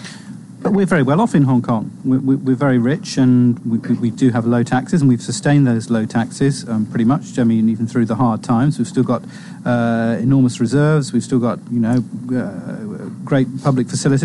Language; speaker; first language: English; native; English